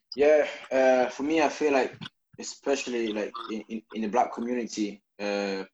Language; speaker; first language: English; non-native, fluent; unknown